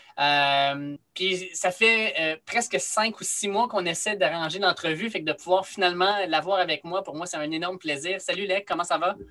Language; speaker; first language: French; native; French